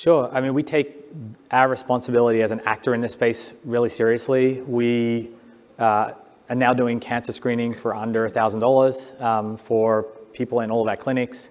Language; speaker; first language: English; native; English